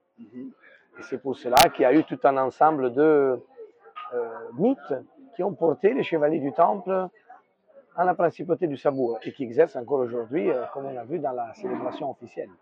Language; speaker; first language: French; non-native, fluent; Italian